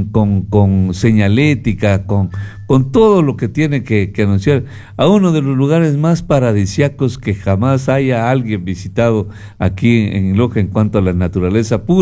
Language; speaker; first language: Spanish; native; Spanish